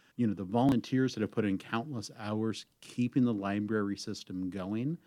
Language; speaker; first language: English; native; English